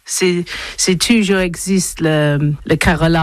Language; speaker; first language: French; non-native, learner; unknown